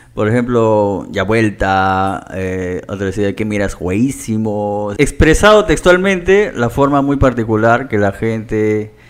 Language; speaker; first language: Spanish; native; Spanish